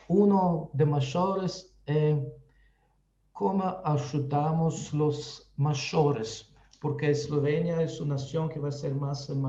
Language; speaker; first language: Spanish; non-native, fluent; Slovenian